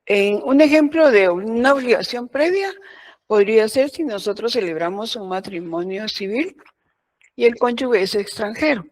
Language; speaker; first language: Spanish; native; Spanish